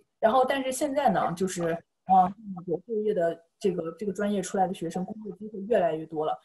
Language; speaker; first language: Chinese; native; Chinese